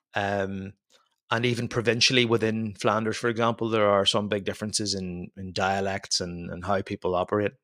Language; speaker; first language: English; native; English